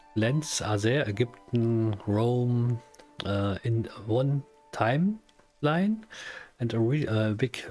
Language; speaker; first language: English; non-native, learner; German